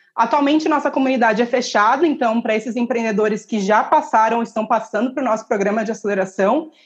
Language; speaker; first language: Portuguese; native; Portuguese